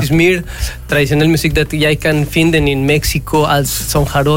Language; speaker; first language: Dutch; non-native, learner; Spanish